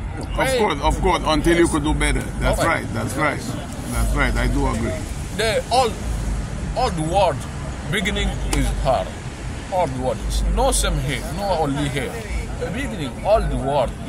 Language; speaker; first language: English; non-native, learner; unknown